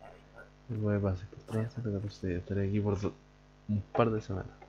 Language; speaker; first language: Spanish; native; Spanish